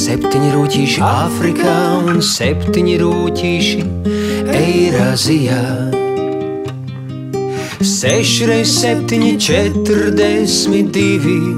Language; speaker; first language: Latvian; native; Latvian